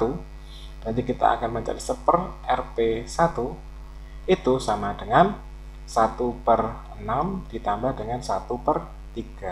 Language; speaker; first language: Indonesian; native; Indonesian